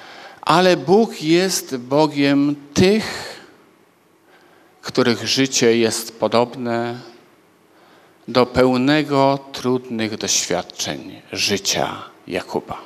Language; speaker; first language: Polish; native; Polish